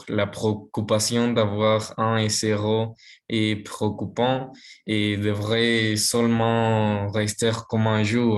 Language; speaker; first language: French; non-native, learner; Spanish